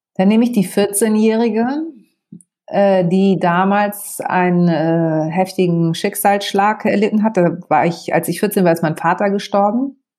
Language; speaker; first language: German; early bilingual, other home language; Greek